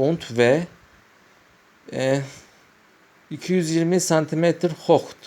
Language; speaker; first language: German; non-native, learner; Turkish